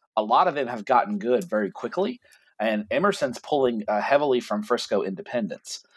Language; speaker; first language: English; native; English